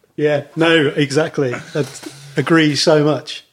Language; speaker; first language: English; native; English